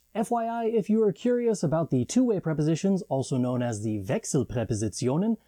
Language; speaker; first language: English; native; English